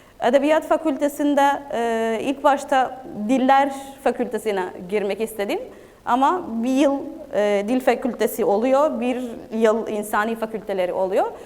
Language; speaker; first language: Turkish; non-native, fluent; Arabic